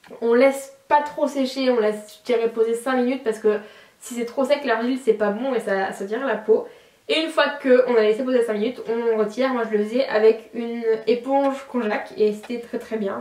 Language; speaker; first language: French; native; French